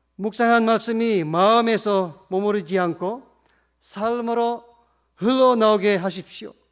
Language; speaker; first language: Korean; non-native, fluent; Indonesian